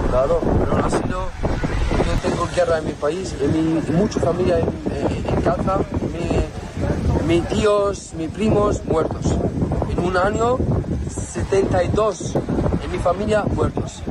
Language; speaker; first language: Spanish; non-native, learner; Arabic